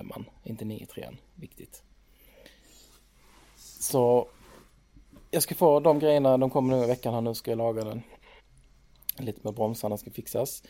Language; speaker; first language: Swedish; native; Swedish